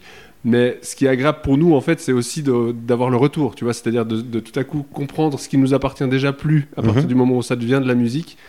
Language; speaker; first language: French; native; French